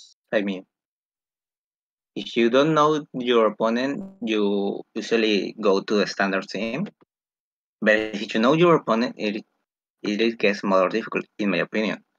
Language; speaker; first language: English; non-native, fluent; Spanish